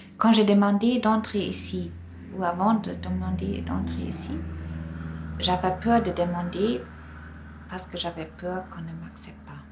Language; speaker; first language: French; non-native, fluent; German